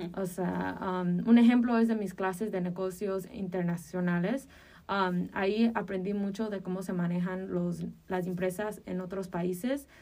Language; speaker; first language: Spanish; early bilingual, heritage; Spanish